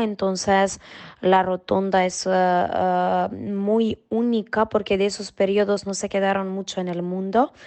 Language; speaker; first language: Spanish; non-native, fluent; Macedonian